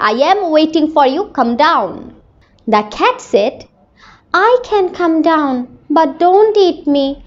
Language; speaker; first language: English; non-native, local second language; Bangla